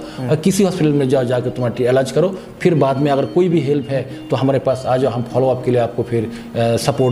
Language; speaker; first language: Hindi; non-native, fluent; Bangla